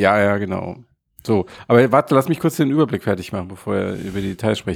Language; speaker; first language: German; native; German